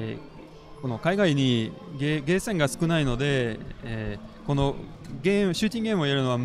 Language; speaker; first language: Japanese; non-native, fluent; French